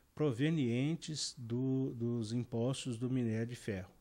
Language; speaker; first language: Portuguese; native; Portuguese